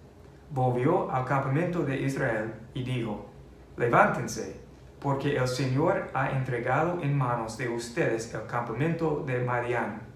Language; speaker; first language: Spanish; non-native, fluent; English